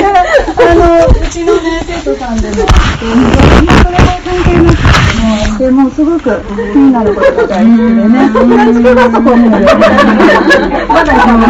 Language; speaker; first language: Japanese; native; Japanese